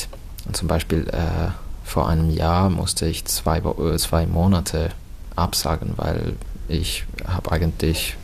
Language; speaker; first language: German; non-native, fluent; Finnish